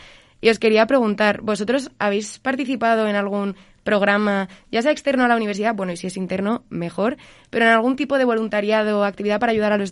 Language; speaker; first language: Spanish; native; Spanish